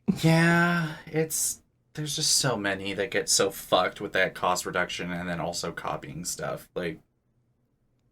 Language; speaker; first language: English; native; English